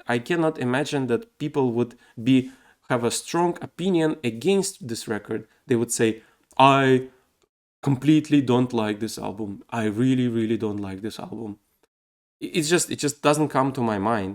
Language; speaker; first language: English; non-native, fluent; Russian